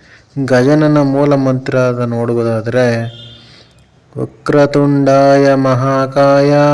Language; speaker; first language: Kannada; native; Kannada